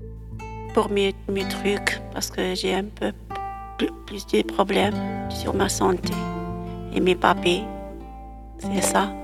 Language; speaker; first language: French; non-native, learner; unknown